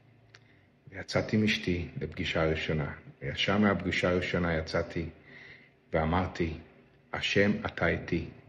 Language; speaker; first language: Hebrew; non-native, local second language; Yiddish